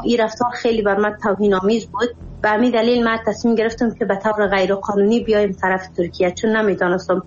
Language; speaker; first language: Persian; native; Persian